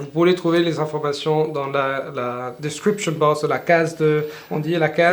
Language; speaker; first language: French; non-native, fluent; Italian